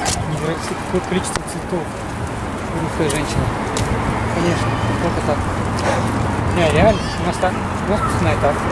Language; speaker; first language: Russian; native; Russian